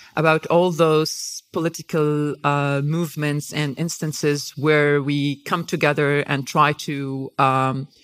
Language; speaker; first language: English; non-native, fluent; Hebrew